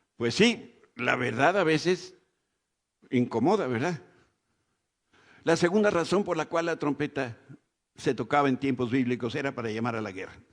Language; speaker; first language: Spanish; native; Spanish